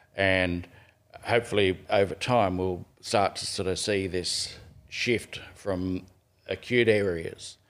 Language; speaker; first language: English; native; English